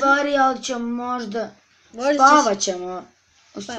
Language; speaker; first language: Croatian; early bilingual, heritage; Serbian